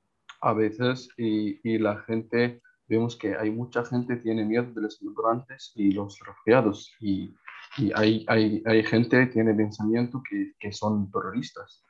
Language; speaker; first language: Spanish; non-native, learner; Arabic